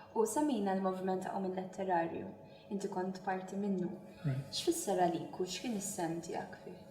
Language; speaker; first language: Maltese; native; Maltese